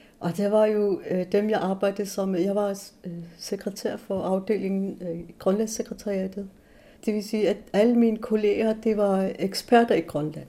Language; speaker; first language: Danish; non-native, local second language; Kalaallisut